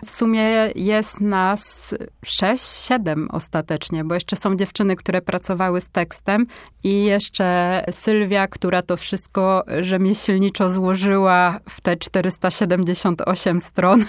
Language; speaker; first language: Polish; native; Polish